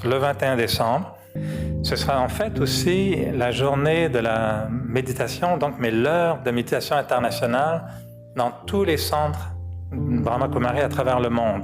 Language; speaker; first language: French; native; French